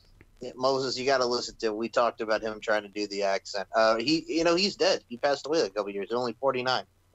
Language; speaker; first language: English; native; English